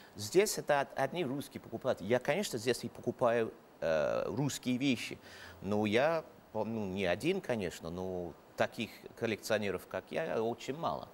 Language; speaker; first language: Russian; non-native, fluent; English